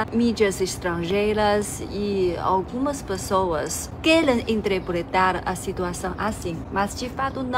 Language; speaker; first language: Portuguese; non-native, fluent; Chinese